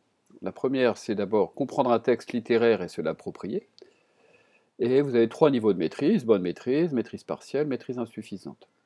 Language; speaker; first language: French; native; French